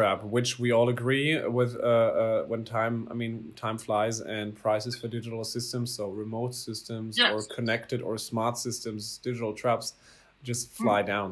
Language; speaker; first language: English; non-native, fluent; German